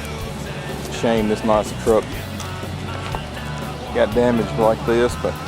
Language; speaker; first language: English; native; English